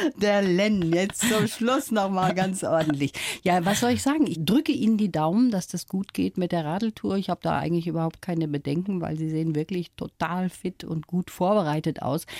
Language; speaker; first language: German; native; German